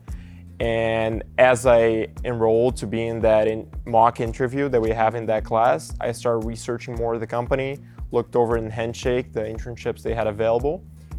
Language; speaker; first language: English; non-native, fluent; Portuguese